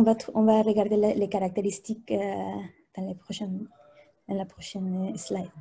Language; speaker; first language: French; non-native, fluent; Spanish